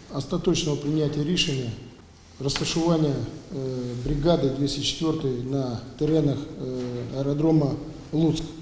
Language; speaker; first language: Russian; non-native, local second language; Ukrainian